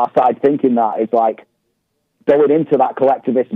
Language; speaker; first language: English; native; English